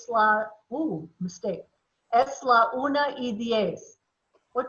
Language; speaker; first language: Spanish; non-native, fluent; English